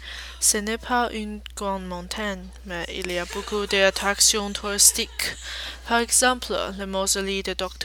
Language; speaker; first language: French; non-native, learner; Chinese